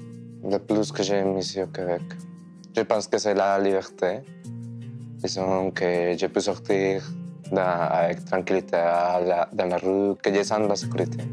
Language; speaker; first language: French; early bilingual, other home language; Spanish